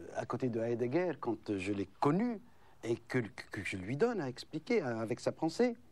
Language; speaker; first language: French; non-native, local second language; Arabic